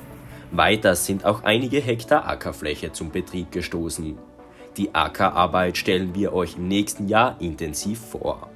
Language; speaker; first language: German; native; German